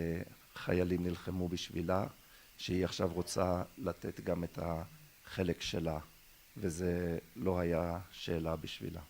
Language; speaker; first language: Hebrew; early bilingual, other home language; German